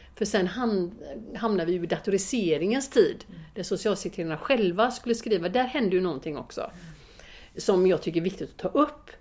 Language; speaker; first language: Swedish; native; Swedish